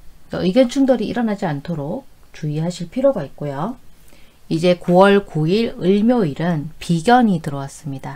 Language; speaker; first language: Korean; native; Korean